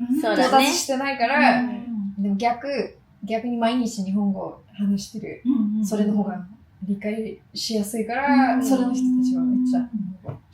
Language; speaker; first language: Japanese; non-native, fluent; English